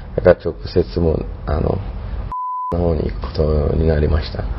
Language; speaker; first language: Japanese; non-native, fluent; Turkish